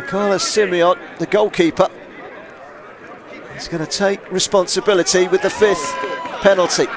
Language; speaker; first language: English; native; English